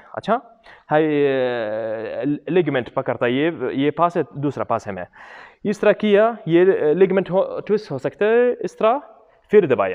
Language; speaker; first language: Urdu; non-native, local second language; Punjabi